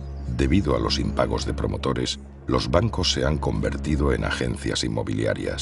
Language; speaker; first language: Spanish; native; Spanish